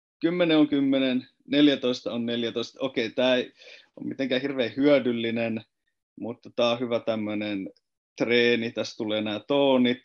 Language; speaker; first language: Finnish; native; Finnish